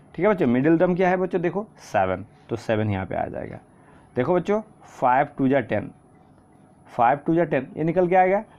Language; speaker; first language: Hindi; non-native, local second language; Assamese